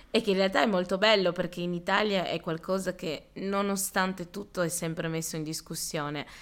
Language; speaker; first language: Italian; early bilingual, other home language; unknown